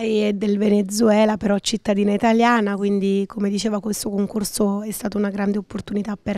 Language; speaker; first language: Italian; native; Italian